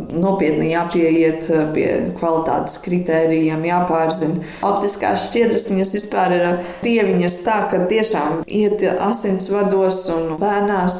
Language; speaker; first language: Latvian; native; Latvian